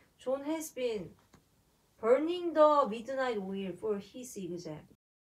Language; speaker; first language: English; non-native, learner; Korean